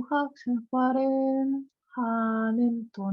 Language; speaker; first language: Korean; non-native, learner; Russian